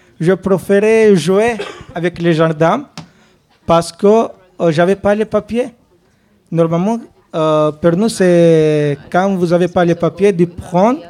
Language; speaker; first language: French; non-native, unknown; Albanian